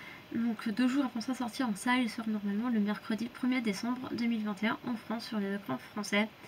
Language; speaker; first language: French; native; French